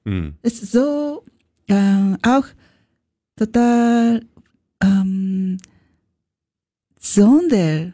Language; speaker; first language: German; non-native, learner; Japanese